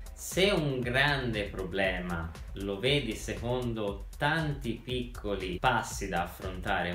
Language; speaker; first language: Italian; native; Italian